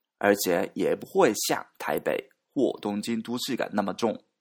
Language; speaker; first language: Chinese; non-native, learner; Japanese